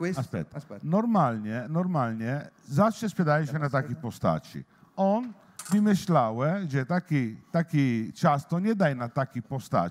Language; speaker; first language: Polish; non-native, learner; Italian